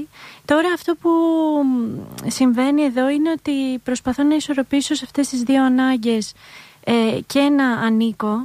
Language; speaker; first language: Greek; native; Greek